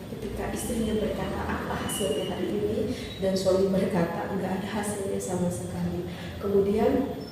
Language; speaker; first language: Indonesian; native; Indonesian